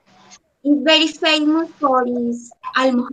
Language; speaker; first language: English; non-native, learner; Spanish